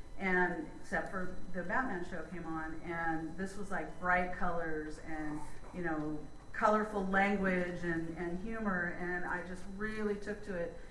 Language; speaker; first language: English; native; English